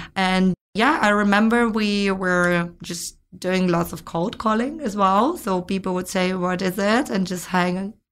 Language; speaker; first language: English; non-native, fluent; Ukrainian